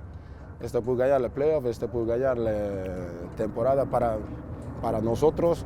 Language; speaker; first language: Spanish; non-native, learner; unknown